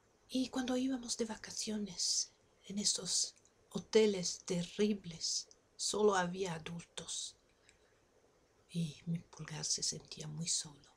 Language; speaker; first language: Spanish; non-native, fluent; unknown